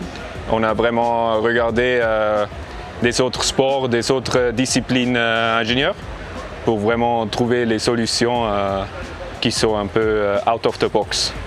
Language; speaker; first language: French; non-native, learner; English